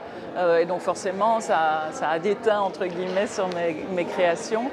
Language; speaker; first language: French; native; French